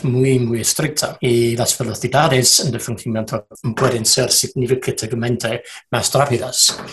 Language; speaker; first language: Spanish; non-native, learner; English